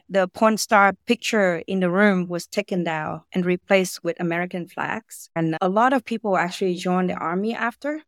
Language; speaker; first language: English; non-native, fluent; Vietnamese